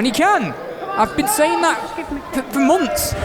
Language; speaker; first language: English; native; English